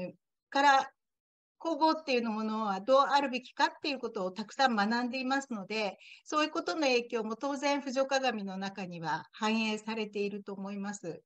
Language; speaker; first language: Japanese; native; Japanese